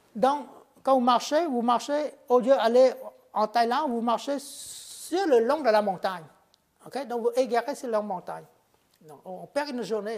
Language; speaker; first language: French; non-native, fluent; Khmer